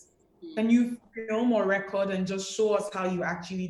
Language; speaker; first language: English; non-native, local second language; Igbo